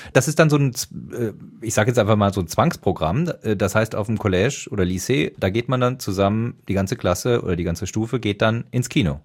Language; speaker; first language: German; native; German